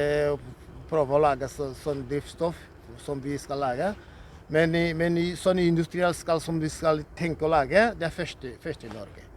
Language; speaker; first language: Norwegian; non-native, fluent; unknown